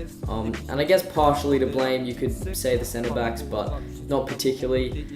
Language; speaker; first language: English; native; English